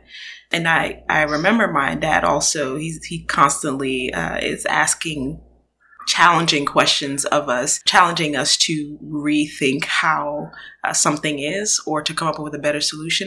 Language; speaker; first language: English; early bilingual, other home language; Akan